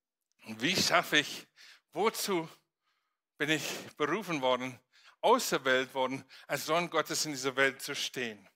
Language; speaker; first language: German; non-native, fluent; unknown